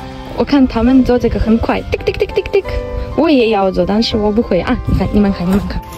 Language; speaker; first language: Chinese; non-native, learner; Ukrainian